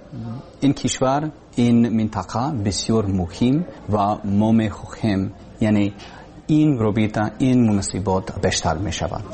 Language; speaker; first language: Persian; non-native, learner; English